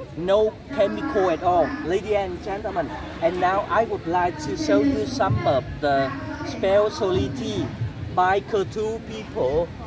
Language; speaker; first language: English; non-native, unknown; Vietnamese